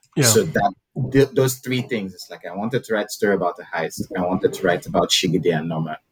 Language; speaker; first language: English; non-native, local second language; Yoruba